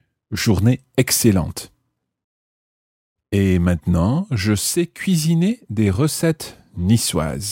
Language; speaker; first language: French; non-native, fluent; English